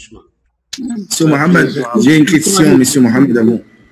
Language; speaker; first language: French; non-native, fluent; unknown